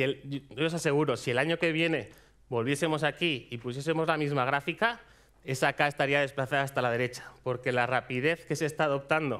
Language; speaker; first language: Spanish; native; Spanish